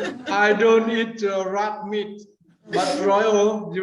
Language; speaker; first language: English; non-native, learner; Vietnamese